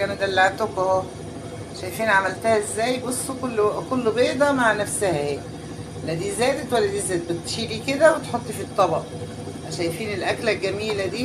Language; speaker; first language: Arabic; native; Arabic